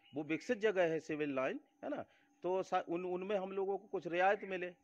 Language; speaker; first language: Hindi; native; Hindi